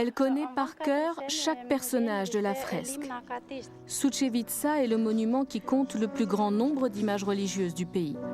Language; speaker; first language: French; native; French